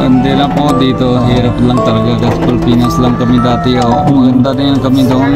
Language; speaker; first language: Filipino; non-native, learner; Punjabi